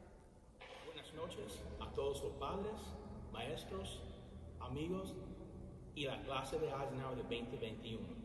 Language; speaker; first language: Spanish; early bilingual, other home language; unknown